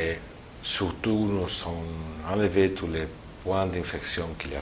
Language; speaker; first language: French; non-native, learner; Spanish